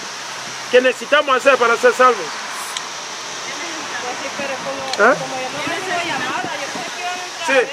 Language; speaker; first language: Spanish; non-native, learner; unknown